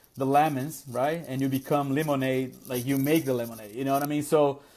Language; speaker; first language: English; non-native, fluent; Portuguese